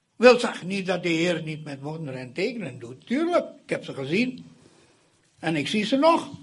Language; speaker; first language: Dutch; non-native, fluent; Indonesian